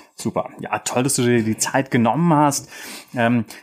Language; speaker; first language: German; native; German